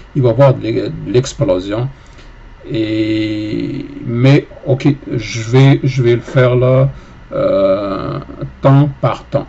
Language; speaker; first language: French; native; French